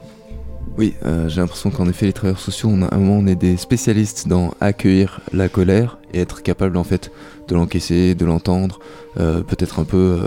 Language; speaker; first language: French; native; French